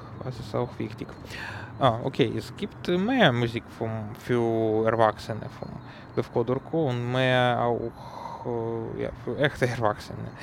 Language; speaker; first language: German; non-native, learner; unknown